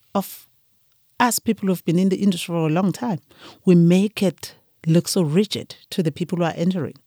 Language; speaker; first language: English; non-native, local second language; Zulu